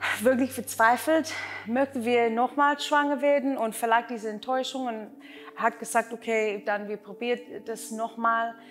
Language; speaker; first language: German; non-native, learner; Afrikaans